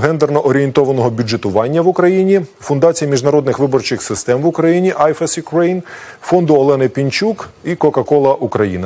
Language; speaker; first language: Ukrainian; native; Ukrainian